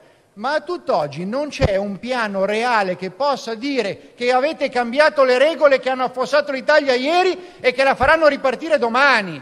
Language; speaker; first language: Italian; native; Italian